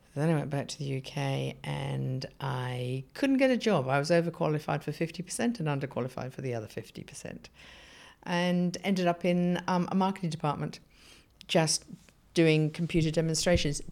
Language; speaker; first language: English; native; English